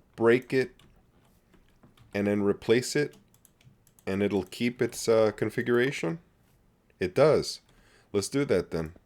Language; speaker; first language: English; native; English